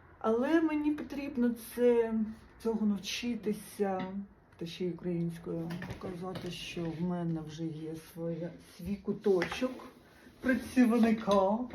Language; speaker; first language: Ukrainian; non-native, local second language; Russian